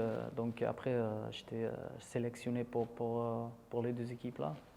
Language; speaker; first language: French; non-native, fluent; Dutch